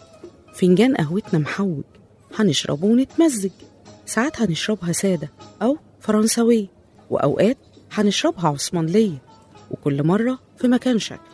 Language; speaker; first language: Arabic; native; Arabic